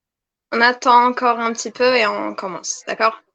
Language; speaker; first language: French; non-native, local second language; Arabic